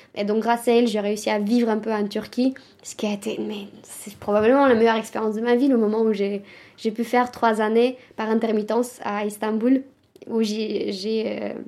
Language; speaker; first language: French; early bilingual, other home language; Romanian